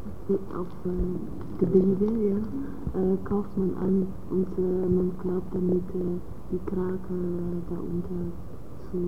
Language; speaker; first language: German; non-native, learner; Dutch